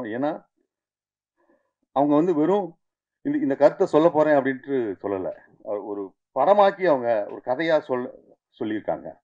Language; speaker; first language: Tamil; native; Tamil